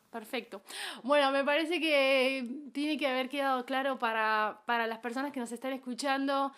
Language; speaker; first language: Spanish; native; Spanish